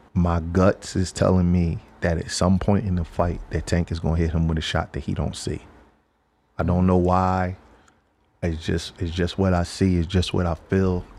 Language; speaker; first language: English; native; English